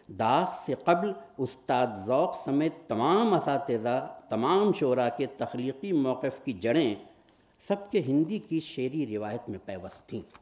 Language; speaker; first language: Urdu; native; Urdu